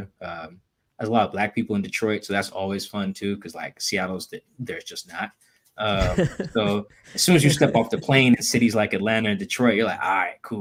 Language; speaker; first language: English; native; English